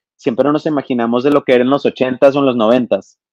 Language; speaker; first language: Spanish; native; Spanish